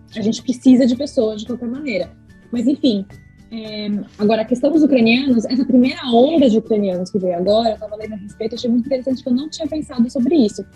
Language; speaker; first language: Portuguese; native; Portuguese